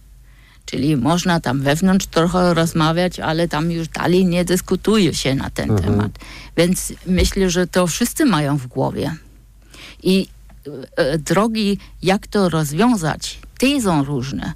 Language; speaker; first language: Polish; non-native, fluent; German